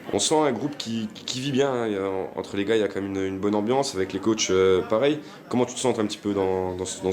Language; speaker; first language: French; native; French